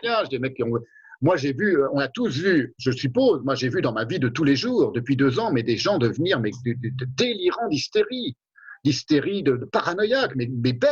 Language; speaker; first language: French; native; French